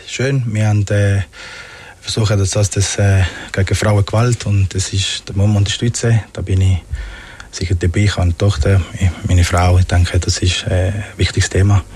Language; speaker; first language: German; non-native, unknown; Spanish